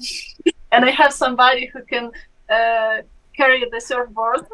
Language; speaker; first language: English; non-native, fluent; Ukrainian